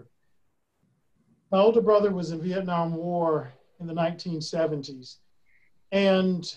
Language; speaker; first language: English; native; English